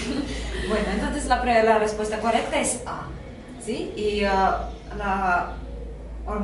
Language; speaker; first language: Spanish; non-native, fluent; Russian